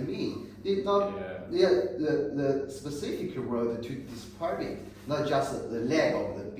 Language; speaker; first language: English; non-native, learner; Chinese